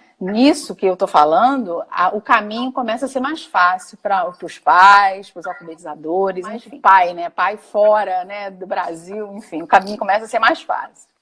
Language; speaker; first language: Portuguese; native; Portuguese